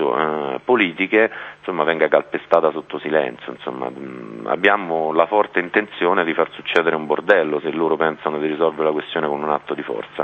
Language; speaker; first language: Italian; native; Italian